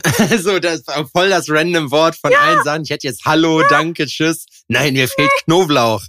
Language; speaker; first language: German; native; German